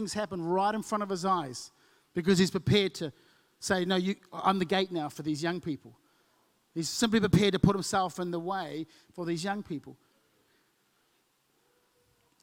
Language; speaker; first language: English; native; English